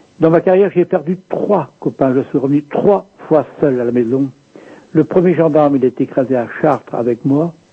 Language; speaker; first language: French; native; French